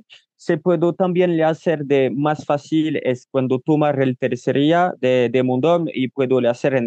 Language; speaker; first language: Spanish; non-native, learner; French